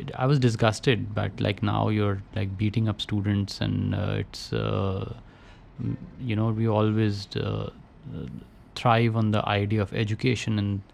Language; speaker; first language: English; non-native, local second language; Hindi